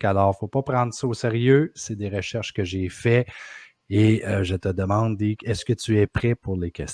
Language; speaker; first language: French; native; French